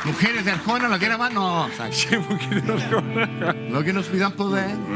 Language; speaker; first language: Spanish; native; Spanish